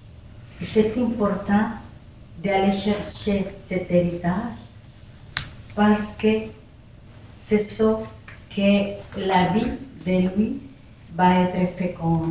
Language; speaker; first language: French; non-native, fluent; Spanish